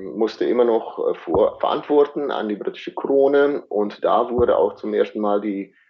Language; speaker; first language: German; non-native, fluent; Afrikaans